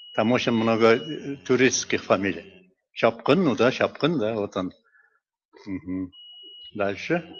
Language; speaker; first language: Russian; non-native, local second language; Bashkir